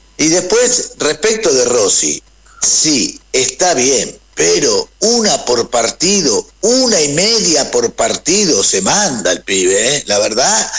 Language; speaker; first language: Spanish; native; Spanish